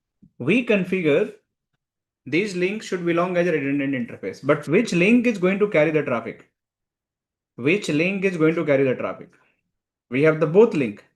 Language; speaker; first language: English; non-native, local second language; Hindi